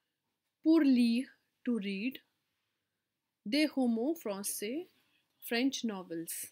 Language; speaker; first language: French; non-native, fluent; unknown